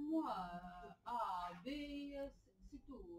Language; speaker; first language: French; non-native, learner; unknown